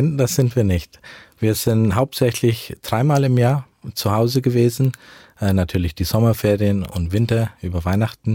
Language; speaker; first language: German; early bilingual, heritage; German